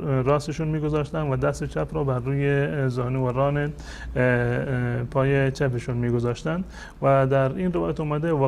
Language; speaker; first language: Persian; native; Persian